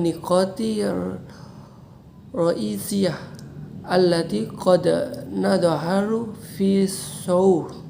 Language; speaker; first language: Arabic; non-native, learner; Indonesian